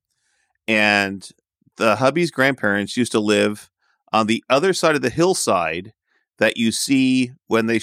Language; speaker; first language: English; native; English